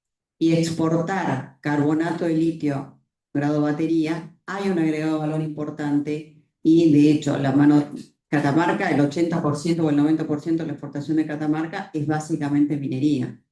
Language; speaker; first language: Spanish; native; Spanish